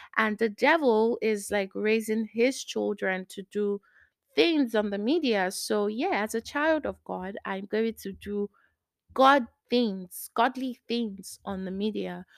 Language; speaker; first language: English; non-native, local second language; Yoruba